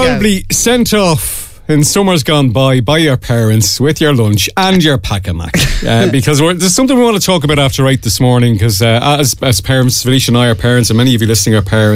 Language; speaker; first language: English; native; English